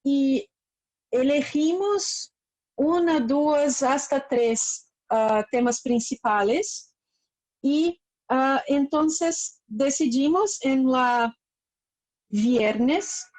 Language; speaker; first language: Spanish; non-native, fluent; Portuguese